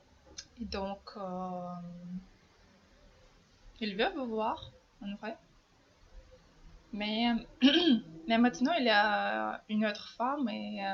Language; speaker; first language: French; non-native, fluent; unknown